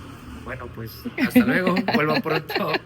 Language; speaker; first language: Spanish; native; Spanish